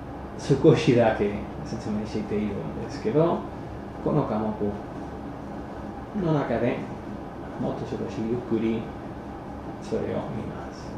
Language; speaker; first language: Japanese; non-native, fluent; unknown